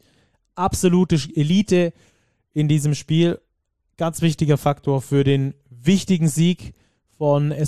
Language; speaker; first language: German; native; German